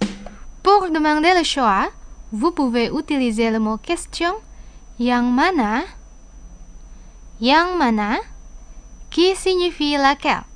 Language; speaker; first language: French; non-native, fluent; Indonesian